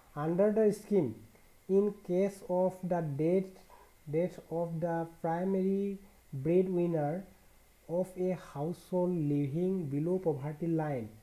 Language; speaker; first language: English; non-native, local second language; Assamese